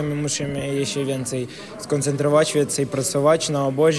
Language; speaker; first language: Polish; non-native, learner; Ukrainian